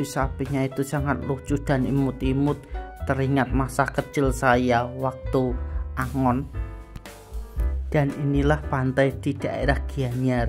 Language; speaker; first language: Indonesian; native; Indonesian